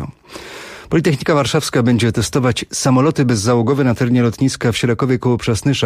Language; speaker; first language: Polish; native; Polish